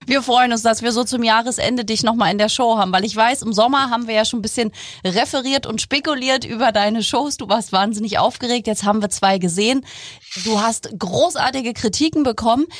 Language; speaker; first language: German; native; German